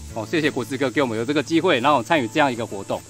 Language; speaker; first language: Chinese; native; Chinese